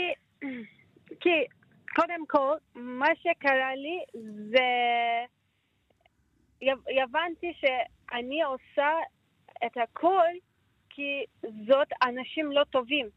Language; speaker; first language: Hebrew; non-native, learner; Turkish